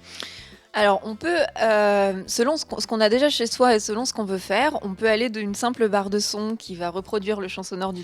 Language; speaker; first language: French; native; French